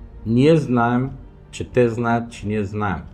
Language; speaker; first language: Bulgarian; native; Bulgarian